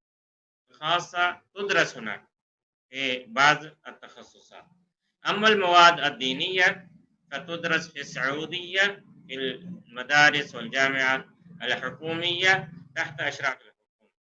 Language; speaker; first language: Arabic; non-native, fluent; Urdu